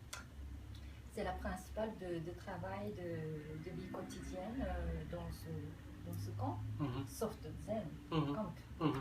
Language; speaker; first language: French; non-native, fluent; Japanese